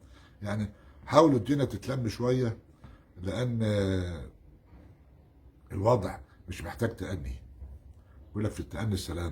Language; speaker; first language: Arabic; native; Arabic